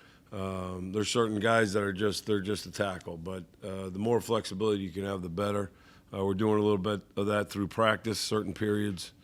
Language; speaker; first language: English; native; English